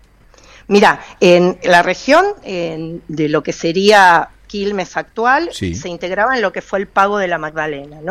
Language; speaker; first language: Spanish; native; Spanish